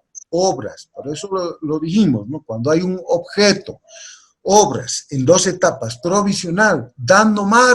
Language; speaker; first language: Spanish; native; Spanish